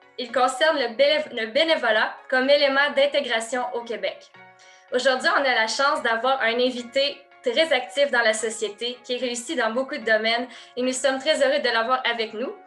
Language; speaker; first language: French; native; French